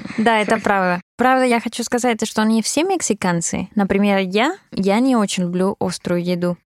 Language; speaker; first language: Russian; non-native, fluent; Spanish